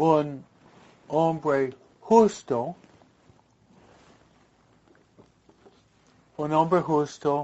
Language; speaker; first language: Spanish; non-native, fluent; English